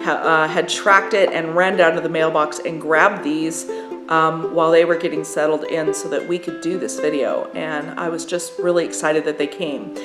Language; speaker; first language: English; native; English